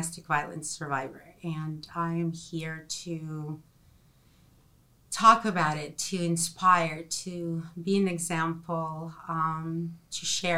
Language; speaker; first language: English; non-native, fluent; Ukrainian